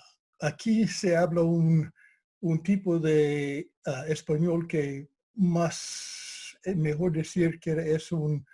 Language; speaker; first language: Spanish; non-native, fluent; English